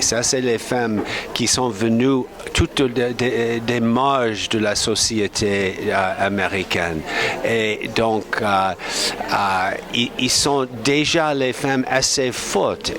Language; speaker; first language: French; non-native, fluent; English